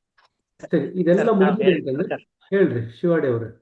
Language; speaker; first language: Kannada; native; Kannada